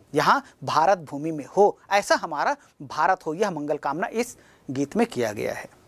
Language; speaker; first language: Hindi; native; Hindi